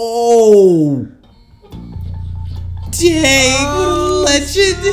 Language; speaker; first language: English; native; English